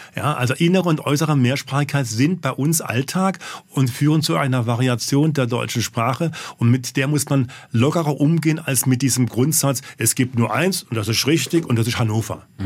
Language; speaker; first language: German; native; German